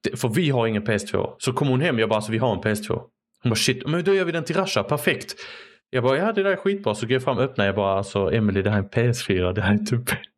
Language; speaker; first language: Swedish; early bilingual, other home language; Arabic